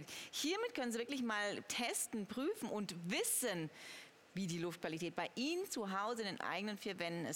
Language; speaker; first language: German; native; German